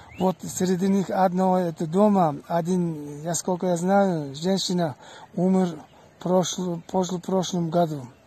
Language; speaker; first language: Russian; non-native, local second language; Uzbek